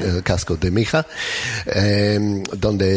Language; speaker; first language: Spanish; non-native, learner; English